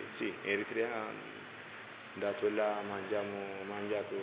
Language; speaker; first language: Italian; non-native, learner; Tigrinya